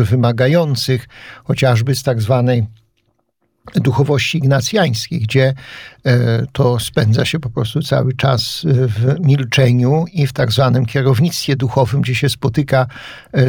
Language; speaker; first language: Polish; native; Polish